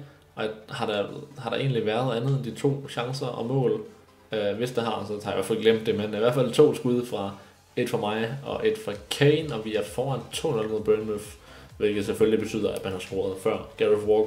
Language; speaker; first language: Danish; native; Danish